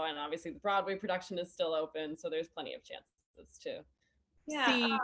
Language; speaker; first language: English; native; English